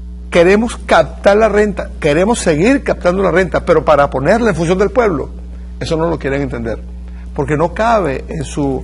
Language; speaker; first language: Spanish; native; Spanish